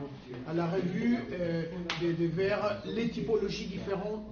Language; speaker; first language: French; non-native, fluent; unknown